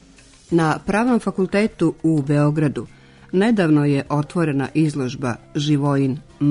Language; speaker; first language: Serbian; native; Serbian